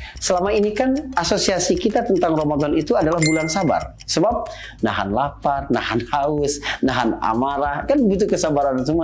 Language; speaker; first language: Indonesian; native; Indonesian